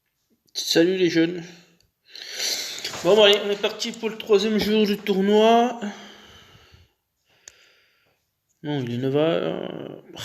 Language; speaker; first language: French; native; French